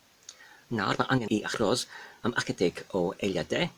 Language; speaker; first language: Welsh; non-native, learner; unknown